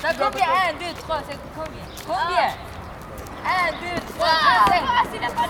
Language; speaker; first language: French; non-native, learner; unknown